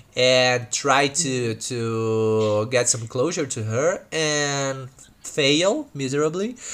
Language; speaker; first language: English; non-native, fluent; Portuguese